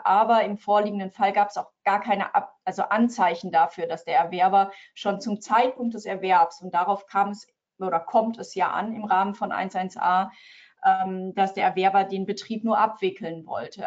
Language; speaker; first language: German; native; German